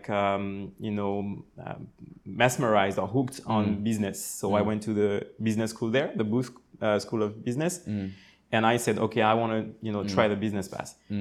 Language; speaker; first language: English; non-native, fluent; French